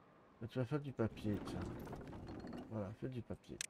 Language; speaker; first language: French; native; French